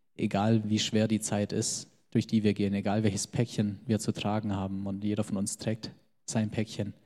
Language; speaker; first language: German; early bilingual, other home language; Albanian